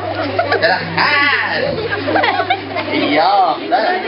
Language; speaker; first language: Norwegian; non-native, learner; Portuguese